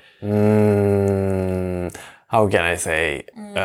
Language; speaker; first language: English; non-native, learner; Japanese